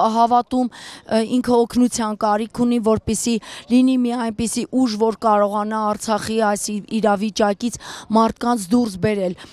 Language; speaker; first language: Armenian; native; Armenian